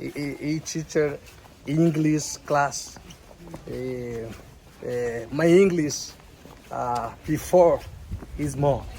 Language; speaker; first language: English; non-native, learner; Portuguese